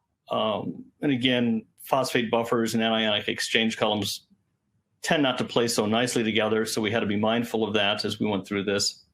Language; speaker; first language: English; native; English